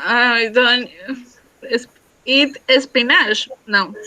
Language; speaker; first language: English; non-native, learner; Spanish